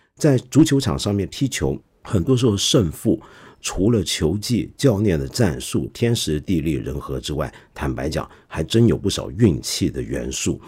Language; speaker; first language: Chinese; non-native, local second language; Cantonese